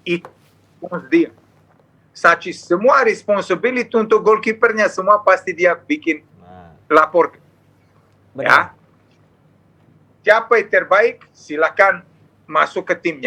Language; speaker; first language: Indonesian; non-native, fluent; Serbian